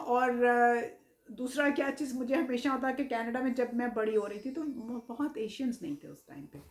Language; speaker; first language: Hindi; early bilingual, heritage; Hindi